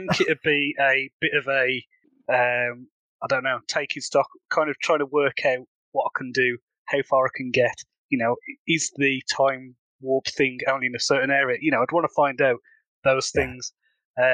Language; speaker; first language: English; native; English